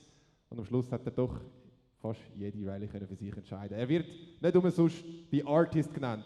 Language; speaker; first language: German; native; German